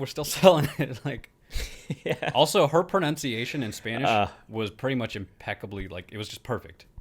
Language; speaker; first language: English; native; English